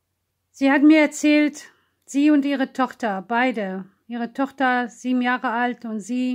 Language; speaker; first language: German; non-native, fluent; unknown